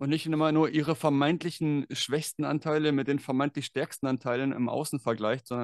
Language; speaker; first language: German; native; German